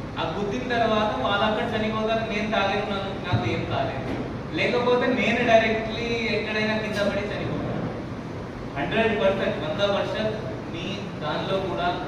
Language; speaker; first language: Telugu; native; Telugu